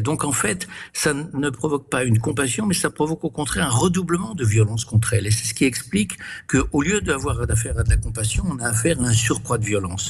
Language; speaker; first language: French; native; French